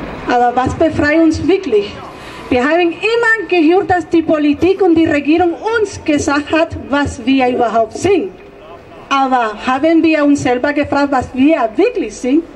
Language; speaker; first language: German; non-native, fluent; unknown